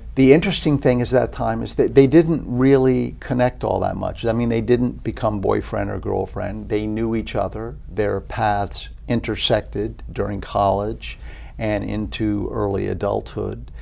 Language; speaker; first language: English; native; English